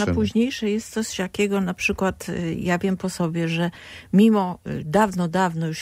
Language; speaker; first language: Polish; native; Polish